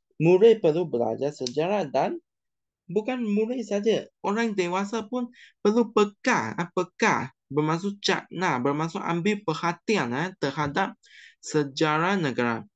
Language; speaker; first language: Malay; non-native, local second language; Chinese